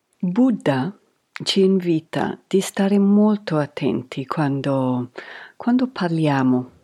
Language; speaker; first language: Italian; non-native, fluent; English